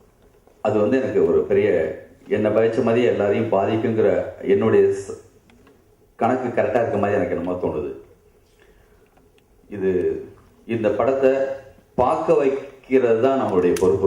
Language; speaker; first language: Tamil; native; Tamil